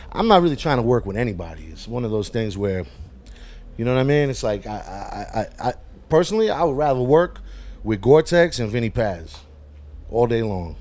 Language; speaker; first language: English; native; English